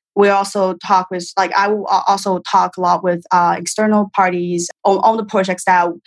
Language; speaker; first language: English; non-native, fluent; Chinese